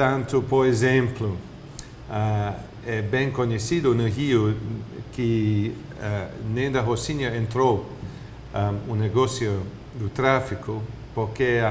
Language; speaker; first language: Portuguese; non-native, fluent; English